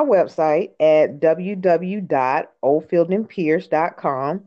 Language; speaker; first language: English; native; English